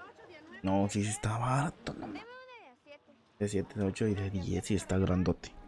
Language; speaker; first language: Spanish; native; Spanish